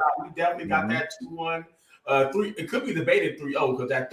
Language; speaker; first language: English; native; English